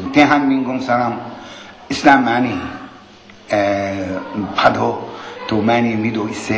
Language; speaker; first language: Korean; non-native, learner; Arabic